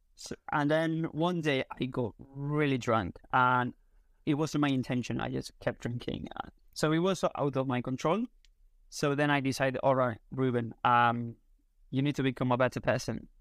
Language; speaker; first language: English; non-native, fluent; Spanish